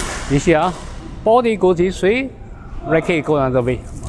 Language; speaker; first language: English; non-native, learner; Chinese